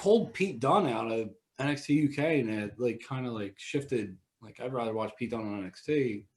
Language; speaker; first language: English; native; English